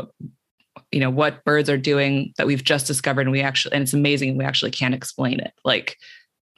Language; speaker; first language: English; native; English